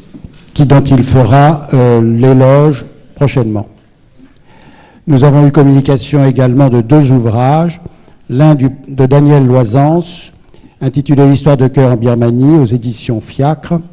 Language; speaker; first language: French; native; French